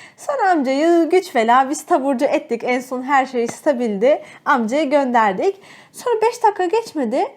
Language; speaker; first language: Turkish; native; Turkish